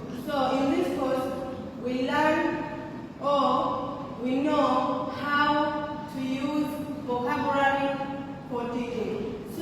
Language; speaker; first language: English; non-native, local second language; Swahili